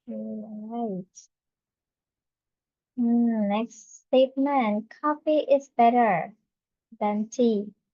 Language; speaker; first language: English; non-native, fluent; Indonesian